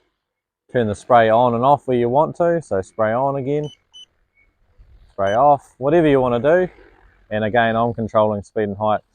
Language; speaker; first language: English; native; English